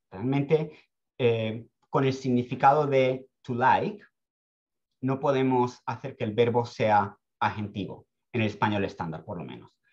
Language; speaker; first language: Spanish; native; Spanish